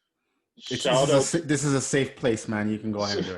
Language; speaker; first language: English; native; English